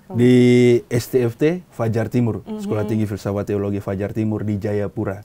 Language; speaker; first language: Indonesian; native; Indonesian